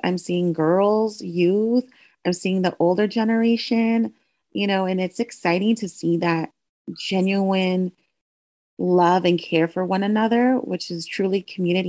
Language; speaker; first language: English; early bilingual, other home language; Spanish